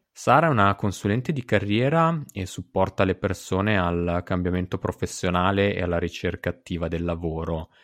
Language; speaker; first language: Italian; native; Italian